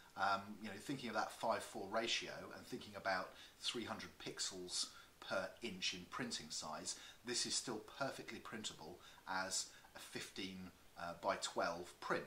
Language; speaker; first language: English; native; English